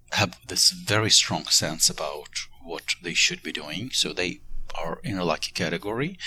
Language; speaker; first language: English; non-native, fluent; Ukrainian